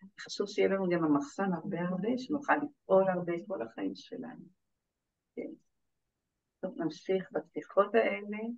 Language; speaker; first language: Hebrew; native; Hebrew